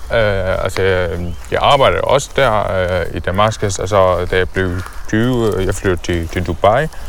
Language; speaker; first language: Danish; non-native, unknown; Arabic